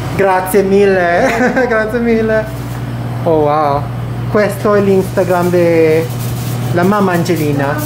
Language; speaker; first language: Italian; non-native, learner; English